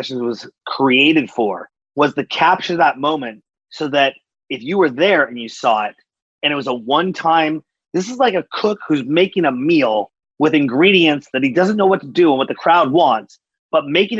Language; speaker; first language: English; native; English